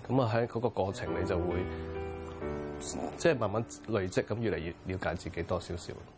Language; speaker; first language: Cantonese; native; Cantonese